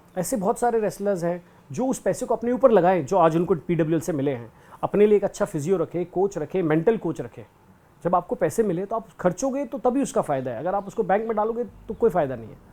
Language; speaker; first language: Hindi; native; Hindi